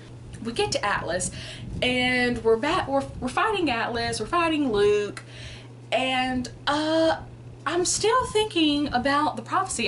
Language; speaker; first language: English; native; English